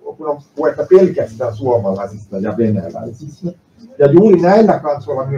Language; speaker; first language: Finnish; native; Finnish